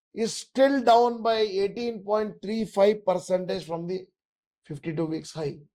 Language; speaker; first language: English; non-native, local second language; Kannada